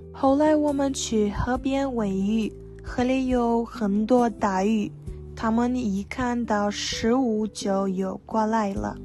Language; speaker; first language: Chinese; non-native, learner; Russian